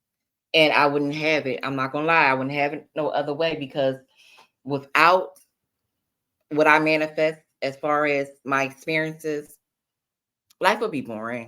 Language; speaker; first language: English; native; English